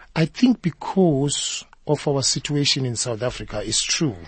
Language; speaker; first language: English; non-native, local second language; Zulu